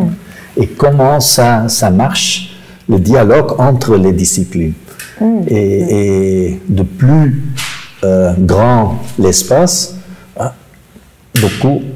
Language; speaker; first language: French; non-native, local second language; Dutch